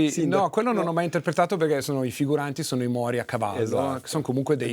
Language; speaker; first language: Italian; native; Italian